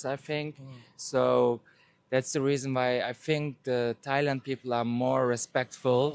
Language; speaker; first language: English; non-native, learner; Turkish